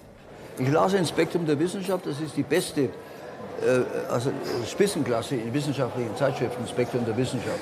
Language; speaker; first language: German; native; German